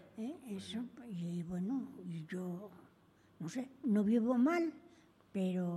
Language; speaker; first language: Spanish; native; Spanish